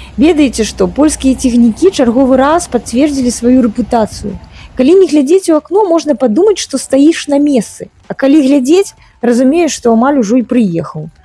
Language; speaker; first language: Belarusian; native; Belarusian